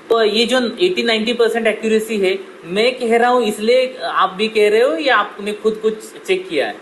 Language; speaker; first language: Hindi; non-native, local second language; Marathi